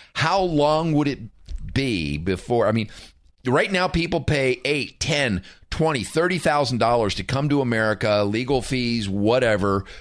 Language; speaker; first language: English; native; English